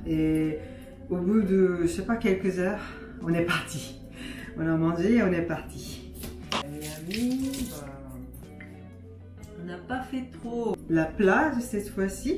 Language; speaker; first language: French; non-native, fluent; Japanese